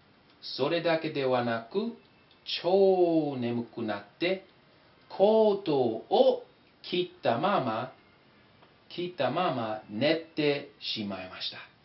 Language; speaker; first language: Japanese; non-native, fluent; English